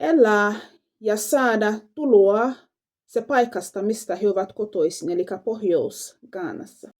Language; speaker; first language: Finnish; non-native, fluent; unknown